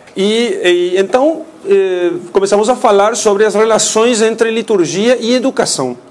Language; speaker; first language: Portuguese; non-native, fluent; Spanish